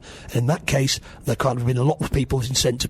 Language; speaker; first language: English; native; English